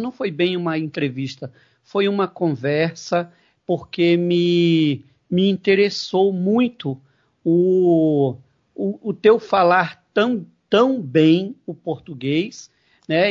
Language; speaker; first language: Portuguese; native; Portuguese